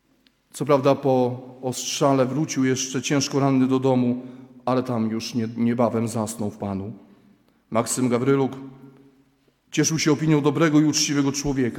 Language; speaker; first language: Polish; native; Polish